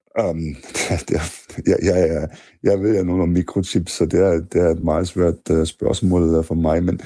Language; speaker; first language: Danish; non-native, fluent; German